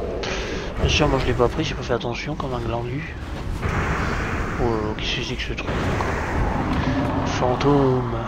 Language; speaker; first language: French; native; French